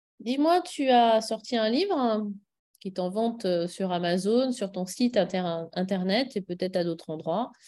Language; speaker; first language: French; native; French